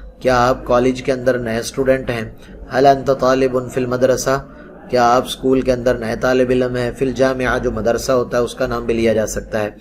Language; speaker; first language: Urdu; non-native, local second language; Punjabi